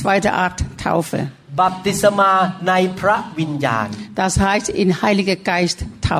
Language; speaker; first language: German; non-native, learner; Thai